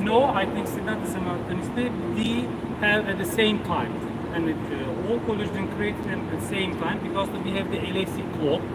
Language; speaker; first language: English; non-native, fluent; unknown